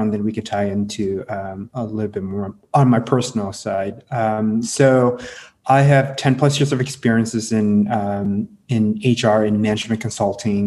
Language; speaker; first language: English; early bilingual, other home language; Hmong